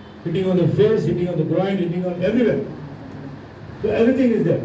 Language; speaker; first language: English; non-native, local second language; Telugu